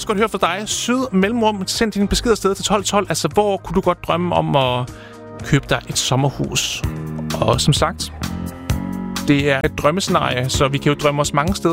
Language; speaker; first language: Danish; native; Danish